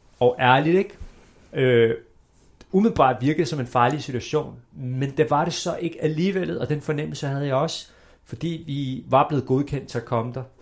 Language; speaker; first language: Danish; early bilingual, other home language; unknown